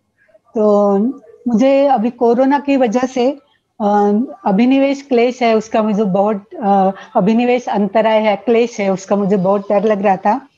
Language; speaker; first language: Hindi; non-native, local second language; Marathi